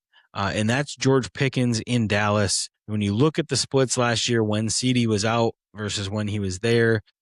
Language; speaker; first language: English; native; English